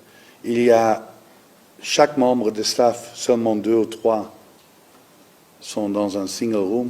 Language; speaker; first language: French; non-native, learner; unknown